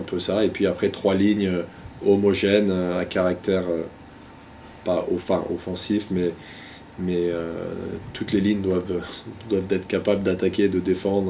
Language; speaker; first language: French; native; French